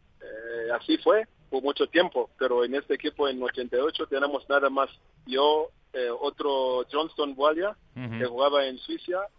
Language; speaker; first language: Spanish; non-native, learner; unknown